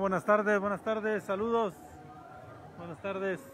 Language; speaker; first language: Spanish; native; Spanish